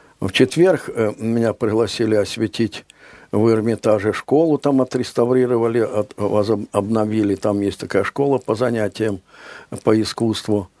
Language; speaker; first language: Russian; native; Russian